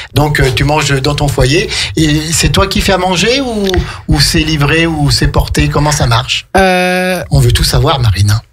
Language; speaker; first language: French; native; French